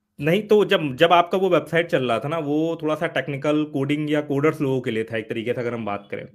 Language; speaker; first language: Hindi; native; Hindi